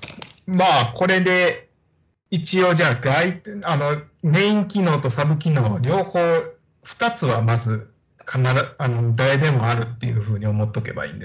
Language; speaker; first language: Japanese; native; Japanese